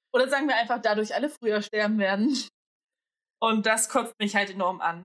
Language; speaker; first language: German; native; German